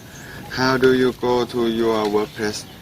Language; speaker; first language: English; non-native, learner; Thai